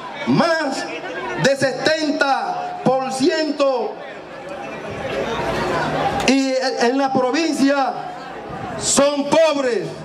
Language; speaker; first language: Spanish; native; Spanish